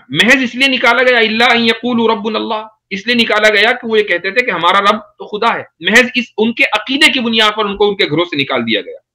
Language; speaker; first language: Urdu; native; Urdu